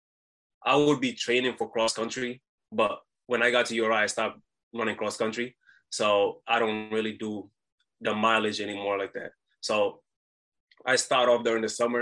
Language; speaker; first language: English; native; English